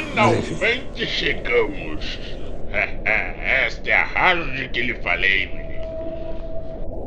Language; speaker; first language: Portuguese; native; Portuguese